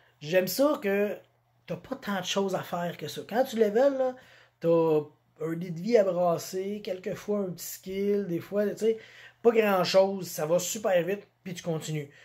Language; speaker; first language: French; native; French